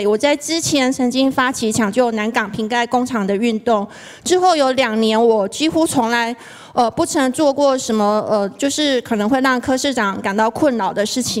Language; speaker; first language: Chinese; native; Chinese